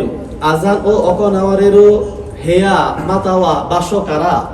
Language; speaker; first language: Japanese; non-native, learner; Bangla